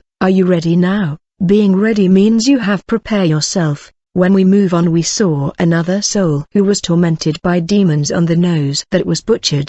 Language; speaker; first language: English; non-native, fluent; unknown